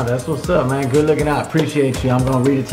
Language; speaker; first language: English; native; English